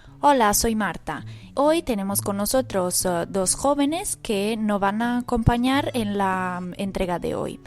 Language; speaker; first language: Spanish; non-native, fluent; Italian